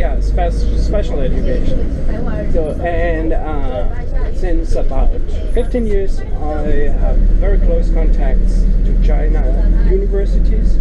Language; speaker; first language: English; non-native, fluent; German